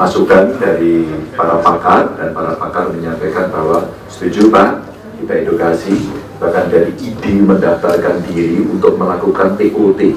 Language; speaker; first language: Indonesian; native; Indonesian